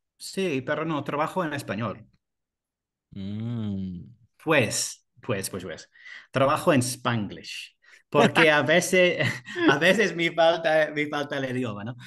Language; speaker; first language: Spanish; non-native, learner; English